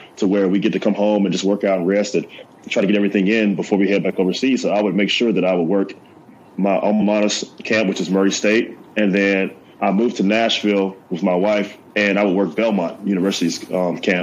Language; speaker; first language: English; native; English